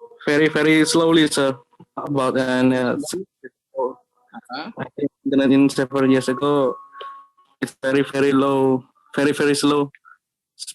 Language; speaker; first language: English; non-native, learner; Indonesian